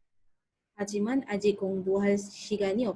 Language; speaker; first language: Korean; non-native, learner; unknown